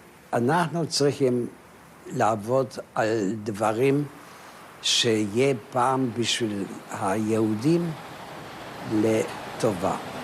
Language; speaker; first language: Hebrew; non-native, fluent; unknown